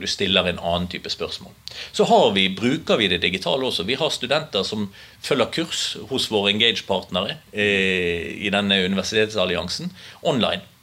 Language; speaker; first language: Norwegian; native; Norwegian